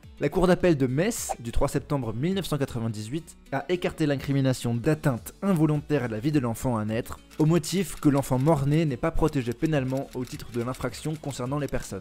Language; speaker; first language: French; native; French